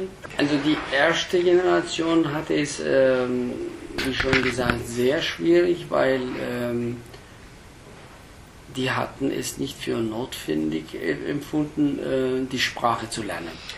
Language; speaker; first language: German; early bilingual, other home language; Turkish